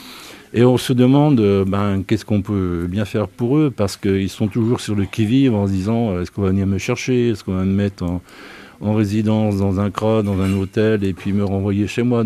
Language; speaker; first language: French; native; French